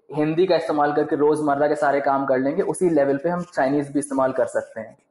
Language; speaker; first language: Hindi; native; Hindi